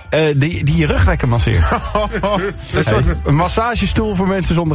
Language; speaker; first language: Dutch; native; Dutch